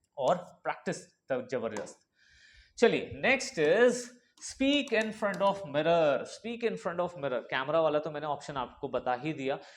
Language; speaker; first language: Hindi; native; Hindi